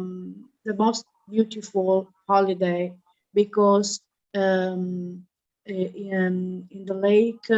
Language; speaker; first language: English; non-native, learner; Italian